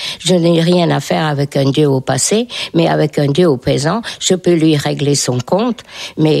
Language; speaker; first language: French; non-native, fluent; Hungarian